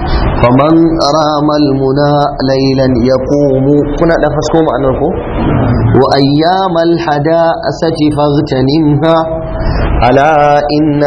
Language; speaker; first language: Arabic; non-native, fluent; Hausa